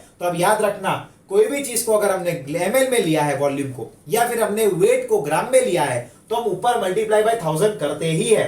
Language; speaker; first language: Hindi; non-native, local second language; Gujarati